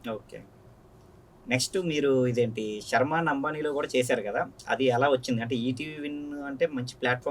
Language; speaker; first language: Telugu; native; Telugu